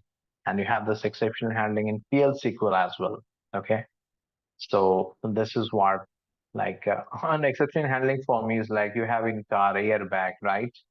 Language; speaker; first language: English; non-native, local second language; Hindi